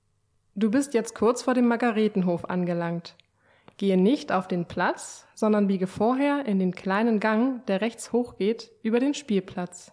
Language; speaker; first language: German; native; German